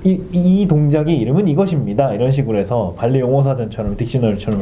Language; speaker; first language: Korean; native; Korean